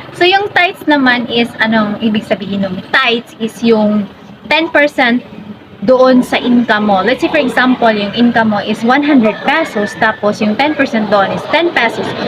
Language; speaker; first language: Filipino; non-native, local second language; Cebuano